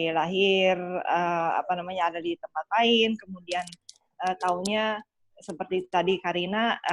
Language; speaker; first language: Indonesian; early bilingual, other home language; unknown